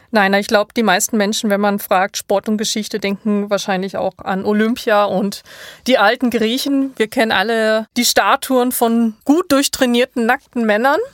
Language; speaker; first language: German; native; German